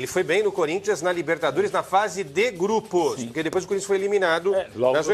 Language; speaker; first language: Portuguese; native; Portuguese